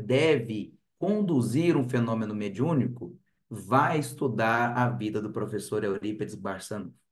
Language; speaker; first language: Portuguese; native; Portuguese